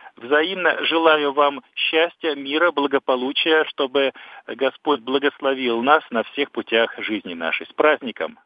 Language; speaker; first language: Russian; native; Russian